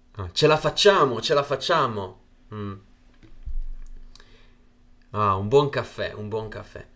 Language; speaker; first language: Italian; non-native, fluent; Chinese